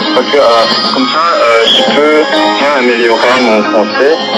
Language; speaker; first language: French; non-native, learner; Korean